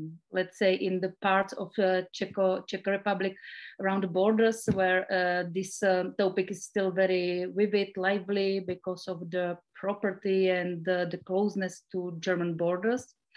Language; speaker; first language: English; non-native, fluent; Czech